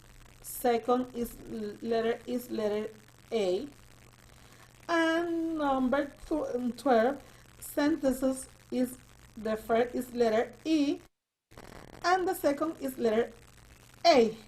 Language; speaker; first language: English; non-native, learner; Spanish